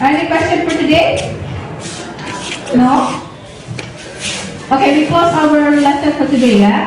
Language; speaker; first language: English; non-native, learner; Indonesian